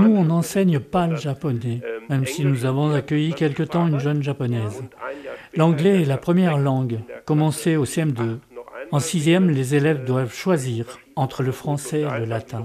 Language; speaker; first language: French; non-native, fluent; German